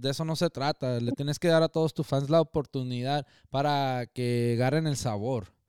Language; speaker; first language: Spanish; early bilingual, heritage; Spanish